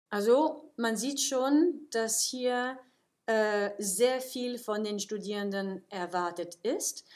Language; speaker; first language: German; non-native, fluent; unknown